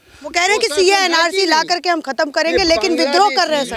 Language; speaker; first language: Hindi; native; Hindi